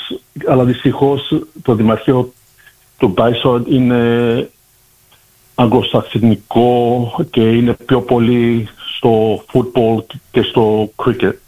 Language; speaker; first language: Greek; early bilingual, heritage; Greek